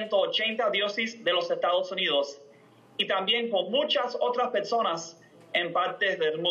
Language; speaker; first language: Spanish; non-native, fluent; English